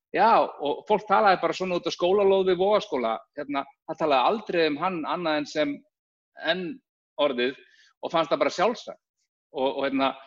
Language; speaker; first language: Icelandic; native; Icelandic